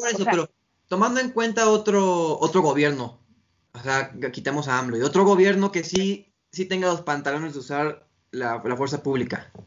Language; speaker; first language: Spanish; native; Spanish